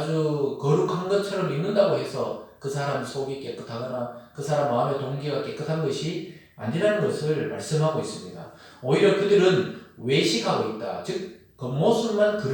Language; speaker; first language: Korean; native; Korean